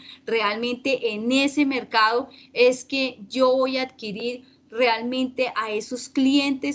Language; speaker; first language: Spanish; native; Spanish